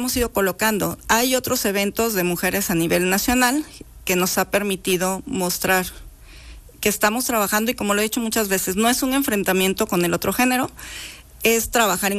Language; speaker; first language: Spanish; native; Spanish